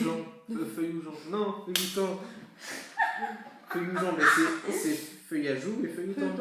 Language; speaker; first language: French; native; French